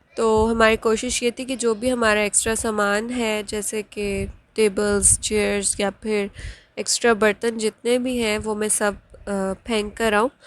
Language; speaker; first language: Urdu; native; Urdu